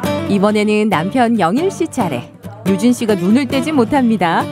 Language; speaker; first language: Korean; native; Korean